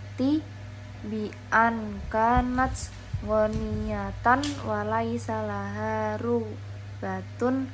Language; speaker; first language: Arabic; non-native, learner; Indonesian